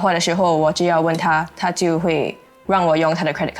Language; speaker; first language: Chinese; non-native, local second language; English